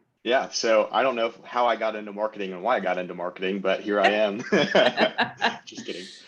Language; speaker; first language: English; native; English